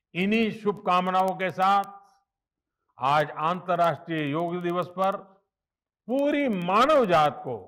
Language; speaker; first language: Hindi; non-native, local second language; Gujarati